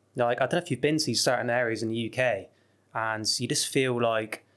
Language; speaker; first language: English; native; English